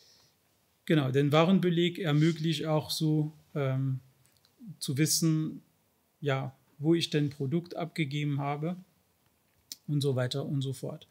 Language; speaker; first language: German; non-native, fluent; French